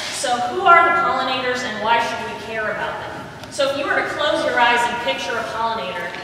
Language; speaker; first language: English; native; English